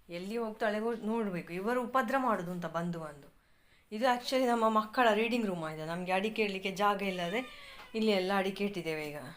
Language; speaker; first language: Kannada; native; Kannada